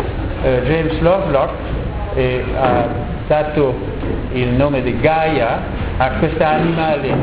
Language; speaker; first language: Italian; non-native, learner; French